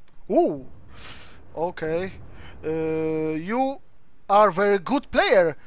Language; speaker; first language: English; non-native, learner; Polish